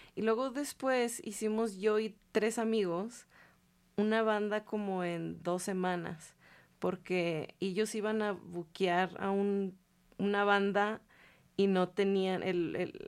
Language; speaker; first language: Spanish; native; Spanish